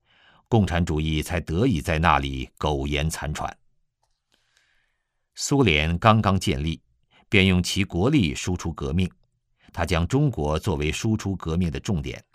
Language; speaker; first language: Chinese; native; Chinese